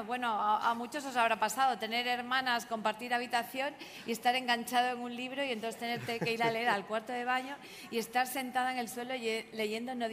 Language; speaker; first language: Spanish; native; Spanish